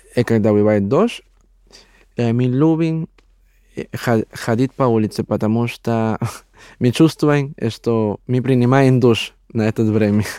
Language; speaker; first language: Russian; non-native, learner; Spanish